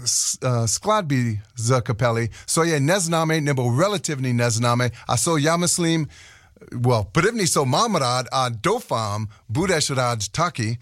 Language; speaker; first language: Czech; non-native, learner; English